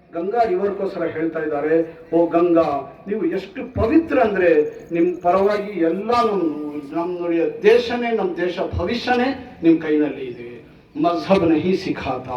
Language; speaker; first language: Kannada; non-native, fluent; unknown